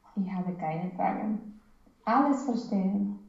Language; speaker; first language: German; non-native, learner; Romanian